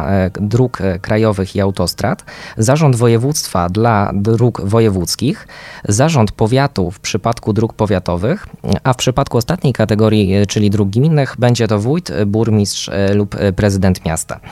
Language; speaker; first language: Polish; native; Polish